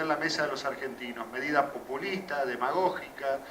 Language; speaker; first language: Spanish; native; Spanish